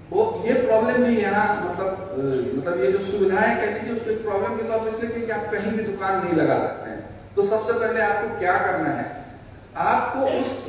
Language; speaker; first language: Hindi; native; Hindi